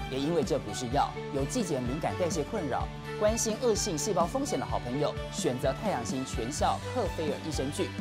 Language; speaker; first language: Chinese; native; Chinese